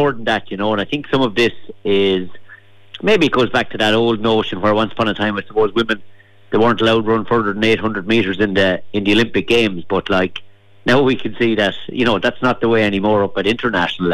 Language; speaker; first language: English; native; English